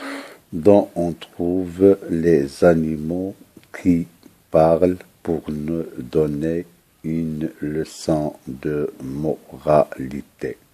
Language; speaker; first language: French; non-native, local second language; Arabic